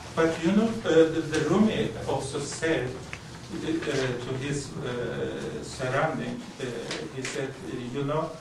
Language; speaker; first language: English; non-native, fluent; Turkish